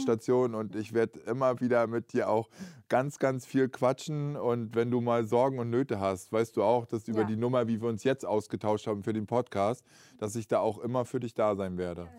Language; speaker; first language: German; native; German